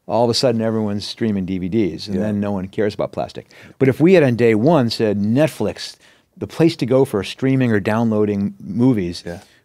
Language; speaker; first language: English; native; English